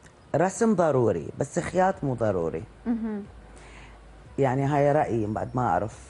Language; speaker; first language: Arabic; native; Arabic